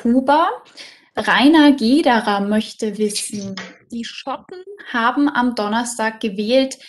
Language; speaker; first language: German; native; German